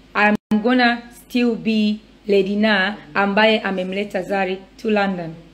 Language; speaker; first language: English; non-native, local second language; Swahili